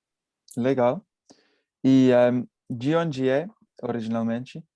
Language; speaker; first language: Portuguese; non-native, learner; English